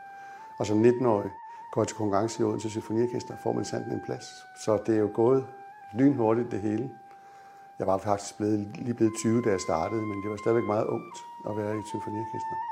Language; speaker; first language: Danish; native; Danish